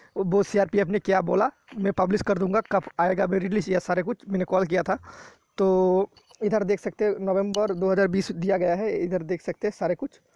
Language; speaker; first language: Hindi; non-native, local second language; Bangla